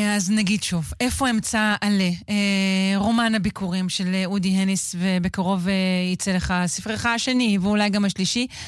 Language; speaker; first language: Hebrew; native; Hebrew